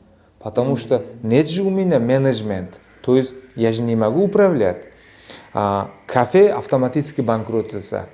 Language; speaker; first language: Russian; non-native, local second language; Uzbek